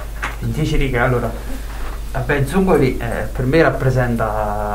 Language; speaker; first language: Italian; native; Italian